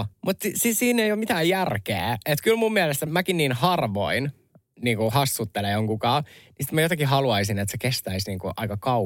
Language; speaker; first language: Finnish; native; Finnish